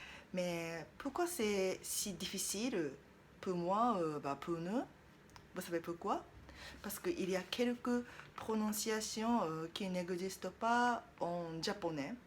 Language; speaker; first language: French; non-native, learner; Japanese